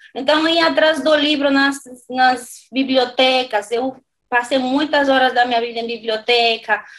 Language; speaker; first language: Portuguese; non-native, fluent; Spanish